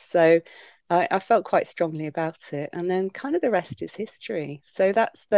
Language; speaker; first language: English; native; English